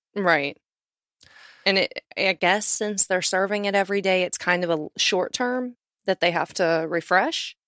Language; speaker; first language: English; native; English